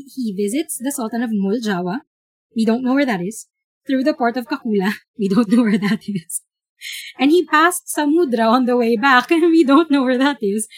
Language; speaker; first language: English; non-native, local second language; Filipino